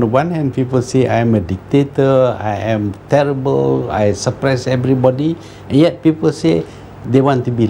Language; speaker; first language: English; non-native, local second language; Malay